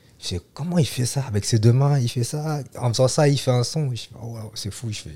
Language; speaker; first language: French; early bilingual, other home language; Vietnamese